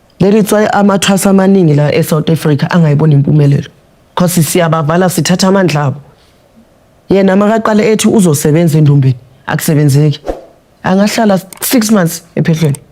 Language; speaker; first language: Zulu; non-native, local second language; Tsonga